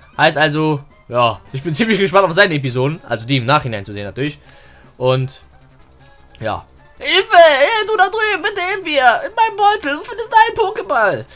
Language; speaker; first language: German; early bilingual, other home language; Turkish